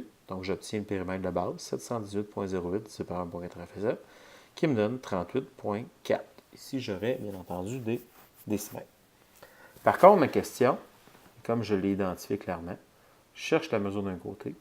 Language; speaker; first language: French; native; French